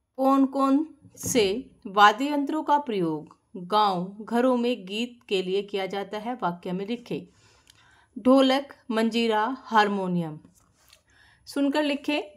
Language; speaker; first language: Hindi; native; Hindi